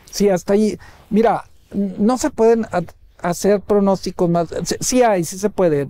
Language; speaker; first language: Spanish; native; Spanish